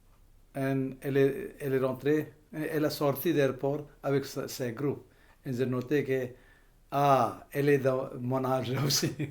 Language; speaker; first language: French; non-native, fluent; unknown